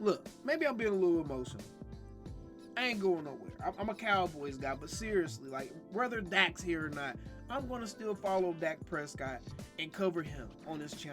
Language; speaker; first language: English; native; English